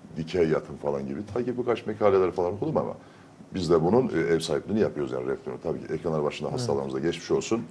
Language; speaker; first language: Turkish; native; Turkish